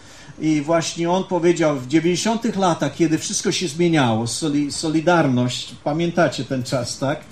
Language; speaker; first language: Polish; early bilingual, heritage; Polish